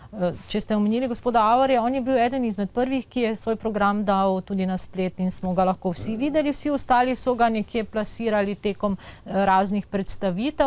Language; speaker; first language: Slovenian; native; Slovenian